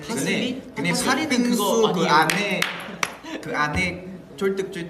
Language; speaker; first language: Korean; non-native, fluent; Vietnamese